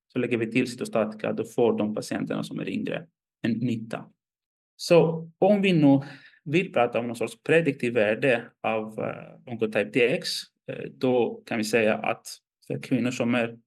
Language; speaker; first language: Swedish; non-native, fluent; Greek